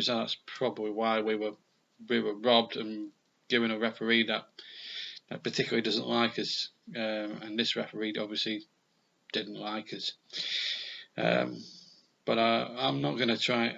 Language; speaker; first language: English; native; English